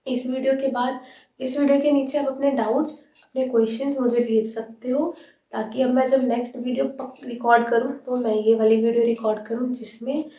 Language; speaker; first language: Hindi; native; Hindi